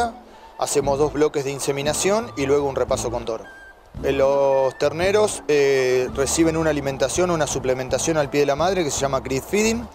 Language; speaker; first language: Spanish; native; Spanish